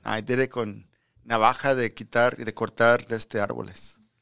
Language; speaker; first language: Spanish; early bilingual, heritage; Spanish